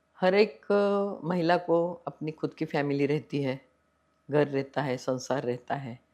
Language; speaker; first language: Hindi; non-native, local second language; Marathi